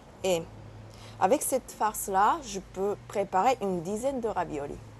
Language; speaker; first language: French; non-native, learner; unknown